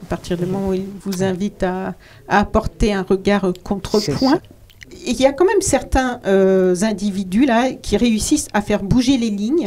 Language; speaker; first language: French; native; French